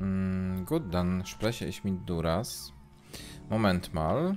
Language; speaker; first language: German; non-native, learner; Polish